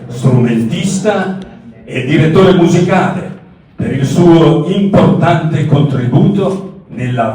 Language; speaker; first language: Italian; native; Italian